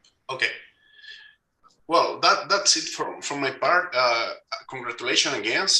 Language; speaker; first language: English; non-native, fluent; Spanish